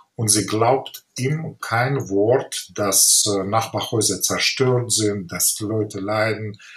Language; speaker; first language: German; non-native, fluent; Ukrainian